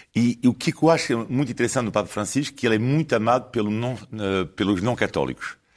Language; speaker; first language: Portuguese; non-native, fluent; French